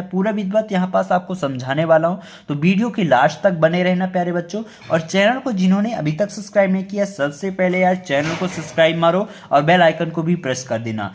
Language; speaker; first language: Hindi; native; Hindi